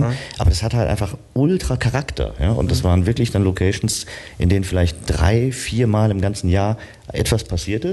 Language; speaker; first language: German; native; German